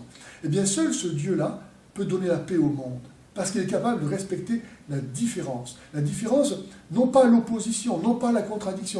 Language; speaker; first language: French; native; French